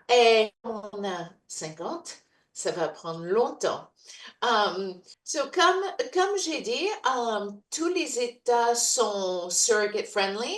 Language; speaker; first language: French; non-native, fluent; English